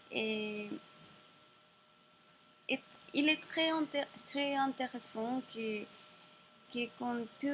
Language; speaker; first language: French; non-native, learner; Spanish